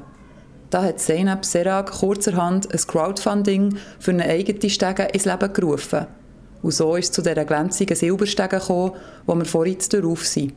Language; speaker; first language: German; native; German